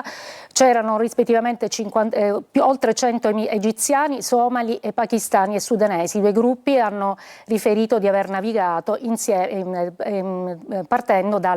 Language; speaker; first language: Italian; native; Italian